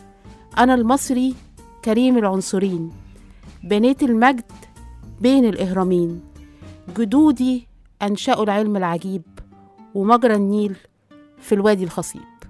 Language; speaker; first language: Arabic; native; Arabic